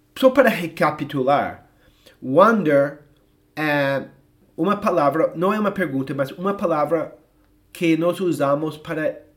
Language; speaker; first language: Portuguese; non-native, fluent; English